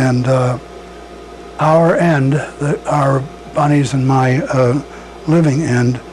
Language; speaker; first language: English; native; English